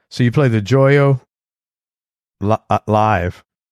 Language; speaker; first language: English; native; English